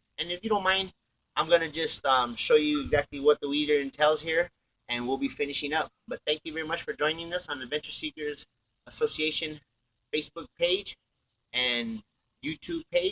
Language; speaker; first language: English; native; English